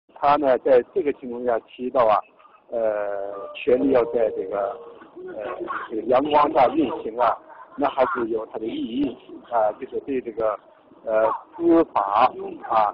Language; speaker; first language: Chinese; native; Chinese